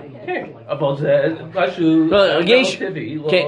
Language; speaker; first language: Hebrew; non-native, learner; English